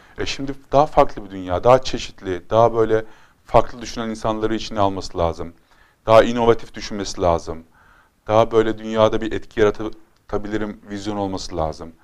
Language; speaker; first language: Turkish; native; Turkish